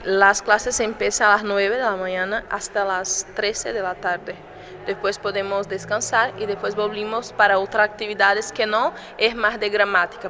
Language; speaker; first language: Spanish; non-native, fluent; Portuguese